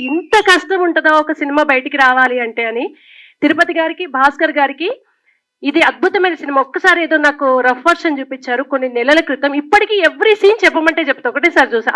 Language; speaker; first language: Telugu; native; Telugu